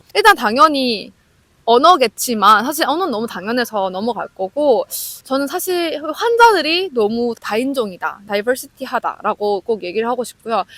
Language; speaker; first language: Korean; native; Korean